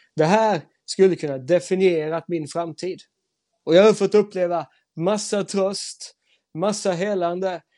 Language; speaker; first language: Swedish; native; Swedish